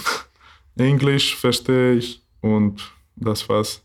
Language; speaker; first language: German; non-native, learner; Bosnian